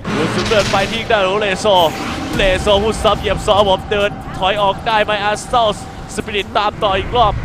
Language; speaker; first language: Thai; native; Thai